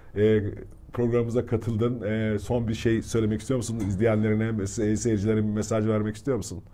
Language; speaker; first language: Turkish; native; Turkish